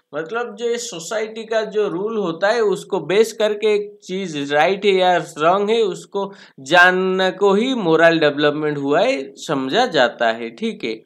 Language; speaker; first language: Hindi; non-native, local second language; Bangla